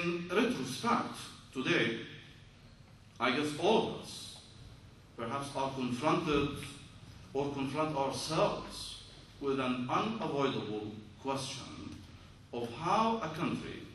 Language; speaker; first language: English; non-native, fluent; Arabic